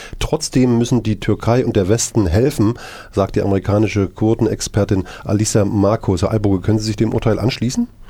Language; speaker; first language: German; native; German